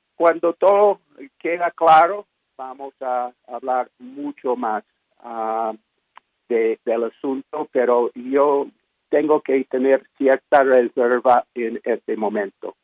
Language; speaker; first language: Spanish; non-native, fluent; English